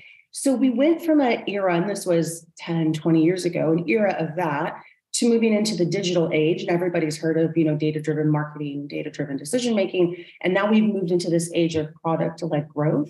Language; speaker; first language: English; native; English